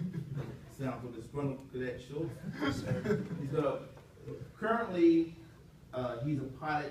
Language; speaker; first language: English; native; English